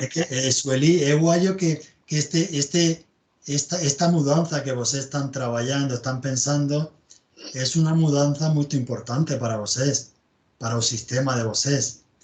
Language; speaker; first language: Portuguese; non-native, learner; Spanish